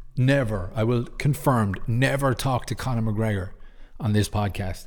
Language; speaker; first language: English; native; English